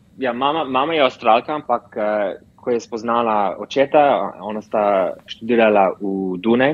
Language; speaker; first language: Slovenian; early bilingual, heritage; English